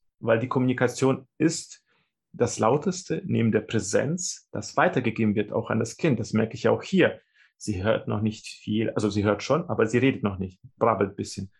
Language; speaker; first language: German; early bilingual, other home language; Russian